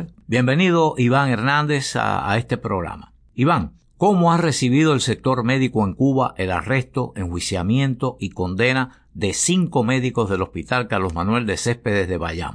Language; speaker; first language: Spanish; native; Spanish